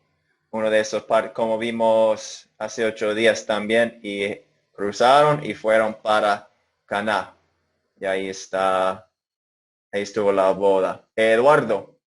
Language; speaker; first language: Spanish; non-native, fluent; English